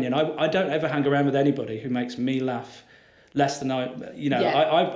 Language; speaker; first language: English; native; English